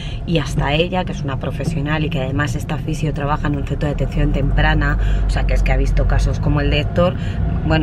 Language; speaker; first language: Spanish; native; Spanish